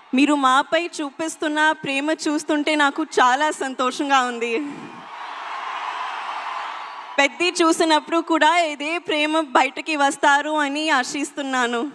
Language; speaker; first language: Telugu; non-native, local second language; Hindi